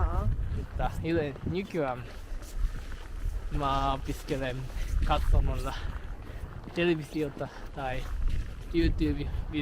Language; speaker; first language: Finnish; non-native, learner; Japanese